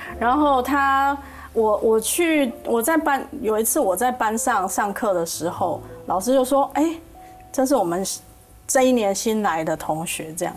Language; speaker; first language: Chinese; native; Chinese